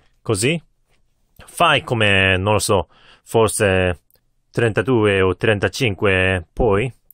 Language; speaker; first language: Italian; non-native, learner; Korean